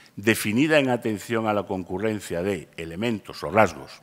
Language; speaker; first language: Spanish; native; Spanish